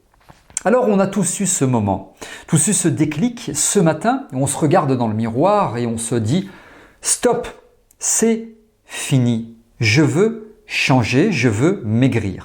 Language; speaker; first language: French; native; French